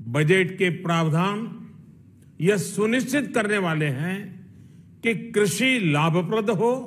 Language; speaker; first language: Hindi; non-native, local second language; Gujarati